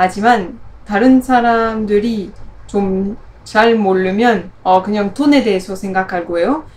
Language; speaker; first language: Korean; non-native, learner; French